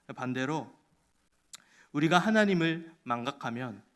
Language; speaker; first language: Korean; native; Korean